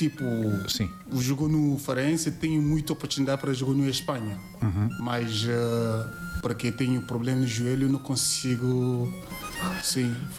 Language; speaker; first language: Portuguese; non-native, learner; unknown